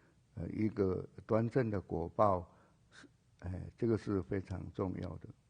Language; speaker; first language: Chinese; native; Chinese